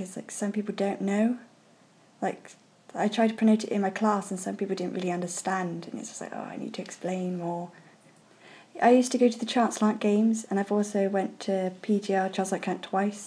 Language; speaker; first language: English; native; English